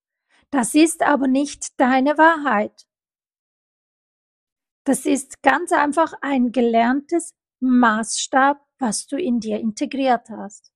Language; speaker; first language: German; non-native, fluent; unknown